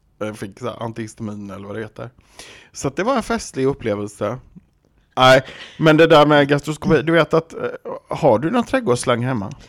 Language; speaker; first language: Swedish; native; Swedish